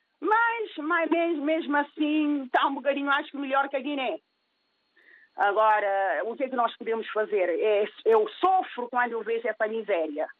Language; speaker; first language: Portuguese; early bilingual, other home language; Kabuverdianu